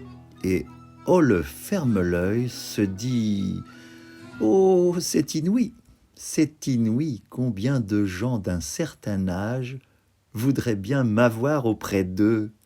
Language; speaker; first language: French; native; French